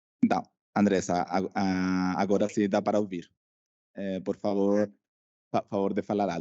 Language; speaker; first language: Portuguese; non-native, fluent; Spanish